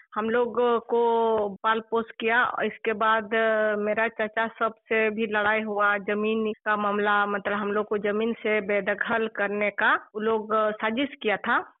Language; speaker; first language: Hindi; non-native, local second language; Santali